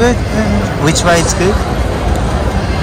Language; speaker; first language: English; non-native, learner; Japanese